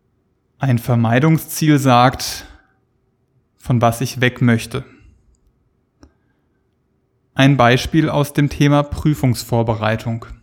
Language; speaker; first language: German; native; German